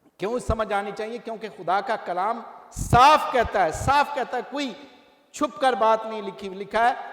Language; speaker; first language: Urdu; non-native, local second language; Punjabi